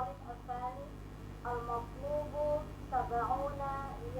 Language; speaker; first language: Arabic; non-native, learner; Indonesian